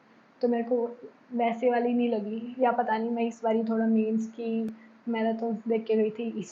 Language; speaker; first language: Hindi; native; Hindi